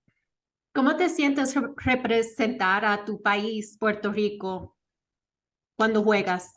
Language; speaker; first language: Spanish; early bilingual, heritage; Spanish